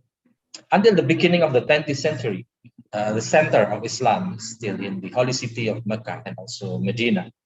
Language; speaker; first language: English; non-native, learner; Indonesian